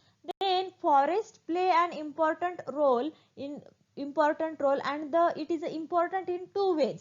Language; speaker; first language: English; non-native, local second language; Marathi